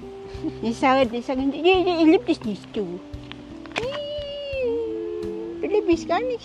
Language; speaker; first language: German; non-native, learner; Filipino